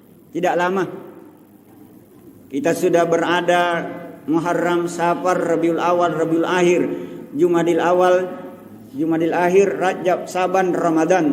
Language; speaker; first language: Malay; non-native, local second language; Buginese